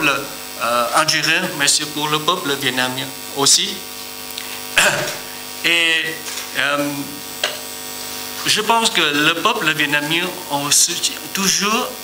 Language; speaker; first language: French; non-native, learner; Vietnamese